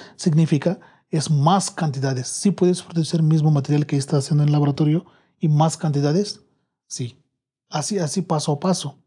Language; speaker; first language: Spanish; non-native, fluent; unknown